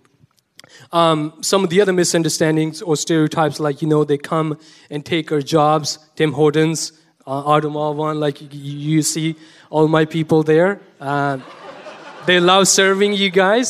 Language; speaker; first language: English; non-native, local second language; Punjabi